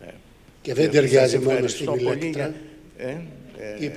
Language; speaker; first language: Greek; native; Greek